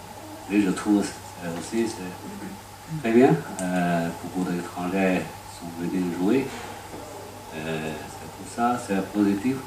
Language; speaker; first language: French; non-native, learner; Chinese